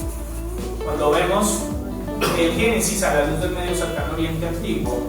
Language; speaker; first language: Spanish; native; Spanish